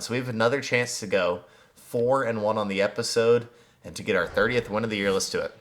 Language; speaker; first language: English; native; English